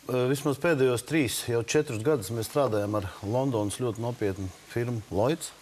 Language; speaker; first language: Latvian; native; Latvian